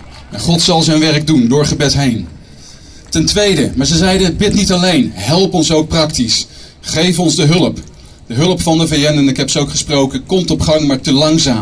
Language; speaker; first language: Dutch; native; Dutch